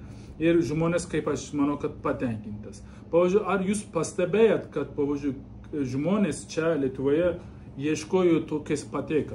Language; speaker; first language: Lithuanian; non-native, learner; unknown